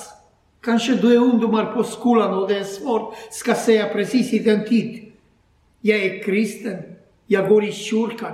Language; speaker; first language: Swedish; non-native, learner; Croatian